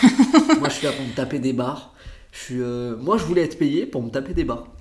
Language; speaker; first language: French; early bilingual, other home language; Portuguese